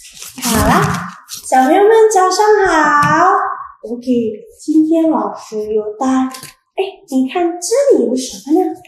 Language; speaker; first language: Chinese; non-native, fluent; Indonesian